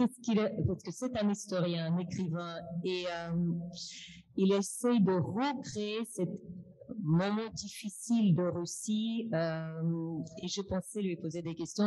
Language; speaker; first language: French; non-native, fluent; Russian